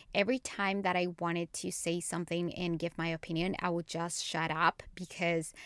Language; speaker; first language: English; non-native, fluent; Spanish